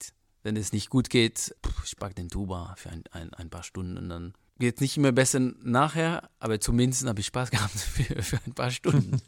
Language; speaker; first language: German; non-native, fluent; French